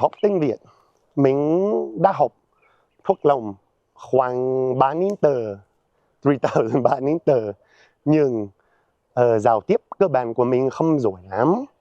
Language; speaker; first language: Vietnamese; non-native, learner; English